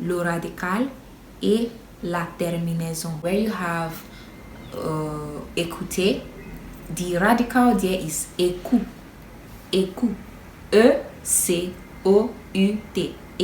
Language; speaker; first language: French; non-native, fluent; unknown